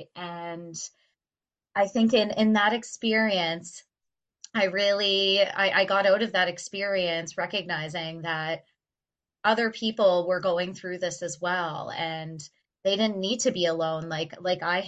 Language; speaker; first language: English; native; English